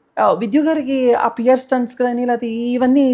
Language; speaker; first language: Telugu; native; Telugu